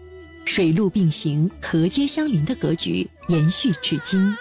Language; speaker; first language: Chinese; native; Chinese